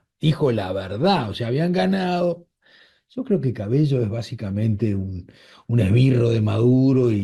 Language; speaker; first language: Spanish; native; Spanish